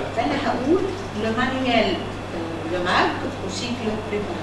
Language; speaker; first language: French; non-native, fluent; Arabic